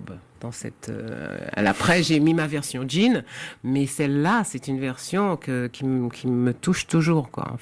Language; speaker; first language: French; native; French